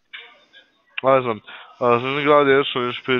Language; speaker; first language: German; non-native, fluent; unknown